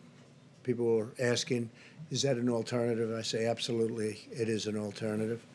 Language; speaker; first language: English; native; English